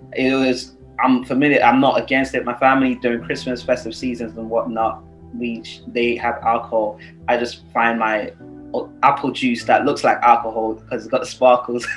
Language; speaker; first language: English; non-native, local second language; Yoruba